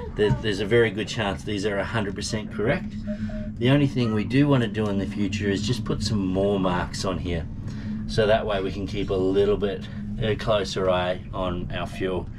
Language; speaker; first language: English; native; English